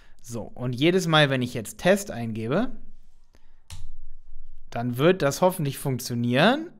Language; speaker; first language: German; native; German